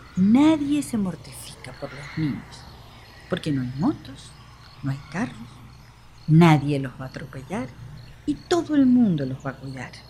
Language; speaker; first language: Spanish; native; Spanish